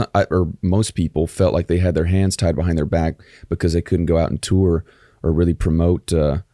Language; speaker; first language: English; native; English